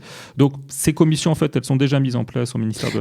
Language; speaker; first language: French; native; French